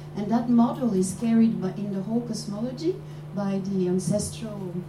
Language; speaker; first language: English; non-native, fluent; Polish